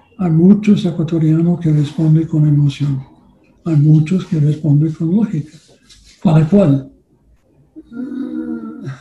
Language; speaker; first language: Spanish; non-native, learner; English